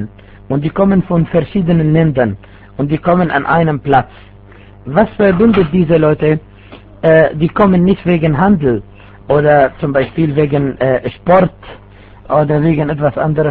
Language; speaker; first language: German; non-native, fluent; Arabic